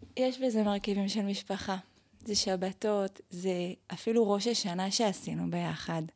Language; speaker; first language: Hebrew; native; Hebrew